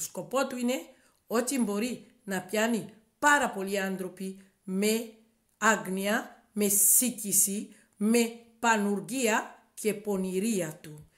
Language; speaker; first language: Greek; non-native, learner; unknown